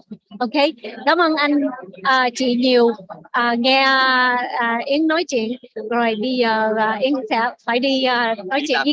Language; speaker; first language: Vietnamese; early bilingual, heritage; Vietnamese